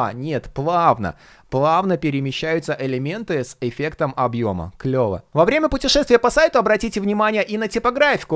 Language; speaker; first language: Russian; native; Russian